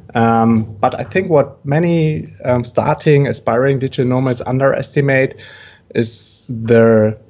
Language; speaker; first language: English; non-native, fluent; German